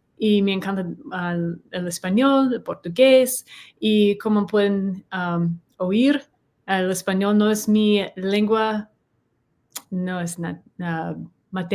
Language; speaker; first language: Spanish; non-native, learner; English